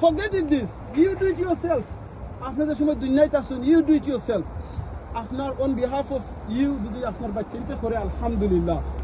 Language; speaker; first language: English; non-native, local second language; Sylheti